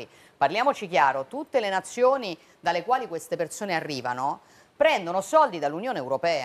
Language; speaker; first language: Italian; native; Italian